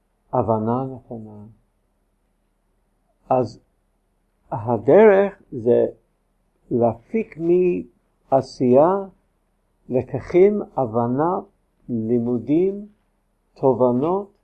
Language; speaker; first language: Hebrew; non-native, fluent; English